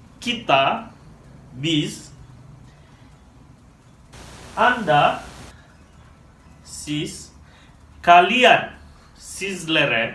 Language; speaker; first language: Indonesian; non-native, learner; Turkish